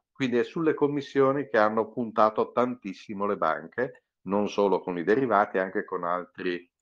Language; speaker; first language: Italian; native; Italian